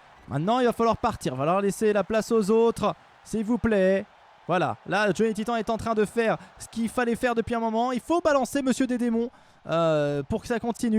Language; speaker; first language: French; native; French